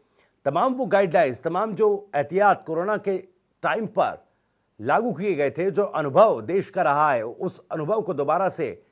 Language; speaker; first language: Hindi; native; Hindi